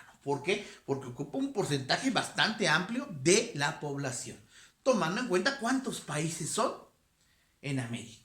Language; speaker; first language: Spanish; native; Spanish